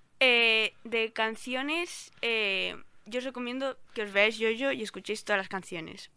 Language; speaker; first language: Spanish; non-native, local second language; Catalan